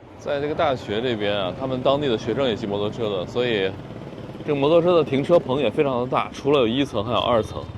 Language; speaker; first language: Chinese; native; Chinese